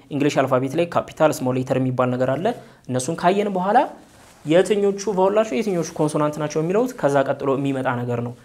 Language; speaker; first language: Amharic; native; Amharic